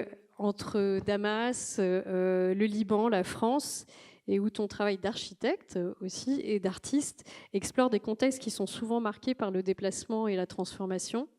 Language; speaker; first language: French; native; French